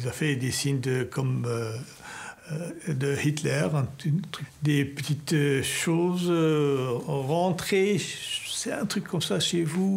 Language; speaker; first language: French; non-native, fluent; Persian